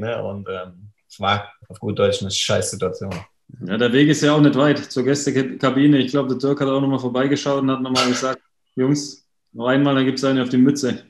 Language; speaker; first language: German; native; German